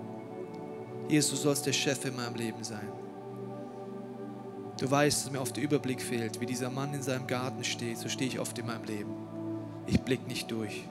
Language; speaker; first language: German; native; German